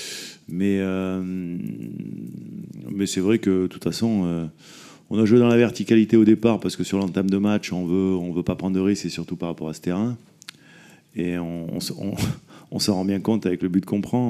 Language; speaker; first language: French; native; French